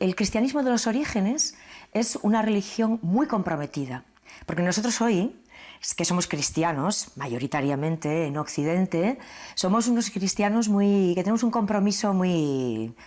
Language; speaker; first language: Spanish; native; Spanish